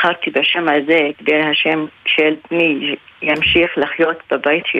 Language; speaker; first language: Hebrew; non-native, local second language; Arabic